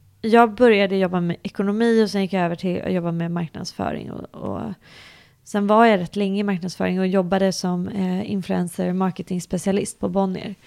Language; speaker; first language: Swedish; early bilingual, other home language; English